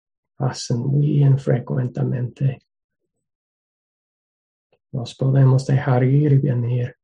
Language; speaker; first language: Spanish; non-native, fluent; English